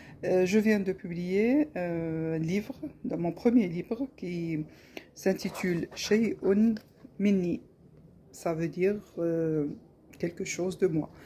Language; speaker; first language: French; non-native, local second language; Arabic